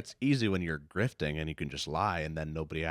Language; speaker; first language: English; native; English